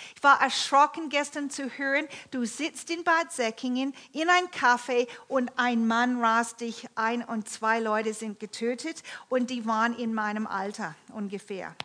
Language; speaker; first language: German; non-native, fluent; English